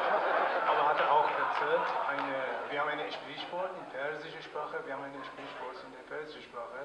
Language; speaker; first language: German; non-native, learner; Persian